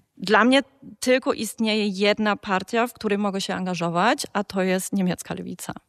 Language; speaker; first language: Polish; early bilingual, heritage; Polish